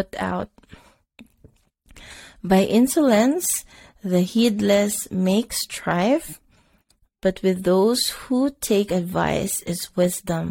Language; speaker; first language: English; non-native, local second language; Cebuano